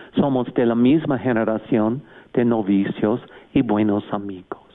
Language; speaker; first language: Spanish; non-native, fluent; English